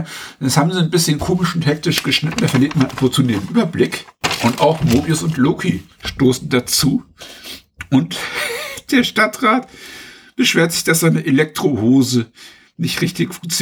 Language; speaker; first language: German; native; German